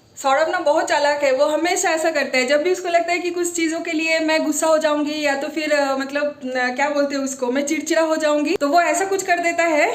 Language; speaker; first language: Hindi; non-native, local second language; Bangla